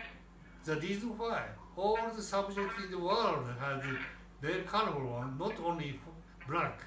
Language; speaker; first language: English; non-native, learner; Japanese